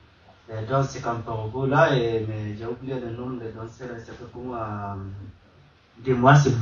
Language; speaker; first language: French; non-native, learner; Arabic